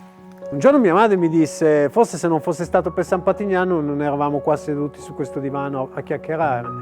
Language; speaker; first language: Italian; native; Italian